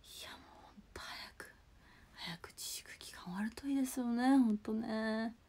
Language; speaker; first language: Japanese; native; Japanese